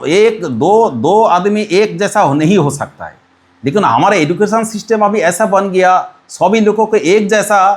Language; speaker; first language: Hindi; non-native, local second language; Bangla